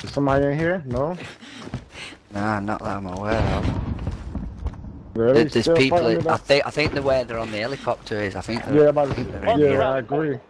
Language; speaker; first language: English; native; English